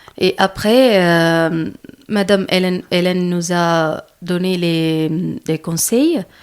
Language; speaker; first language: French; non-native, learner; Malayalam